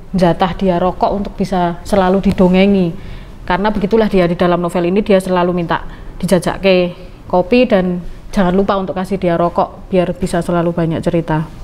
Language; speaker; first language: Indonesian; native; Indonesian